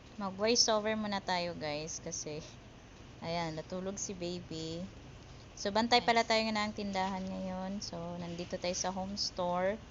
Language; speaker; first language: Filipino; non-native, local second language; Cebuano